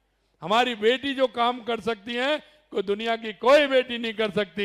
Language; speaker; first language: Hindi; native; Hindi